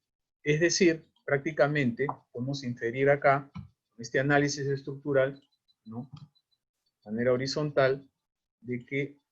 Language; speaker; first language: Spanish; native; Spanish